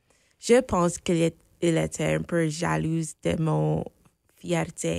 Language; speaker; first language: French; non-native, fluent; English